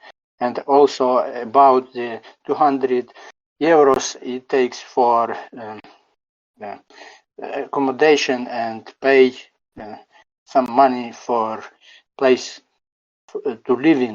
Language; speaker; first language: English; non-native, learner; Ukrainian